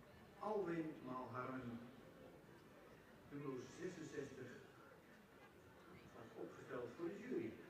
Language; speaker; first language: Dutch; native; Dutch